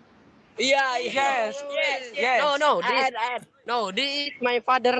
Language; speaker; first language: English; non-native, learner; Indonesian